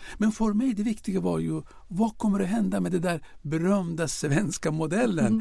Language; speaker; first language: Swedish; non-native, fluent; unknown